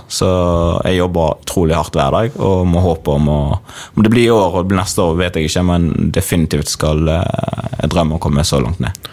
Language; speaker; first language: Norwegian; early bilingual, other home language; Swahili